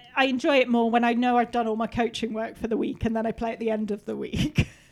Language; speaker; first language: English; native; English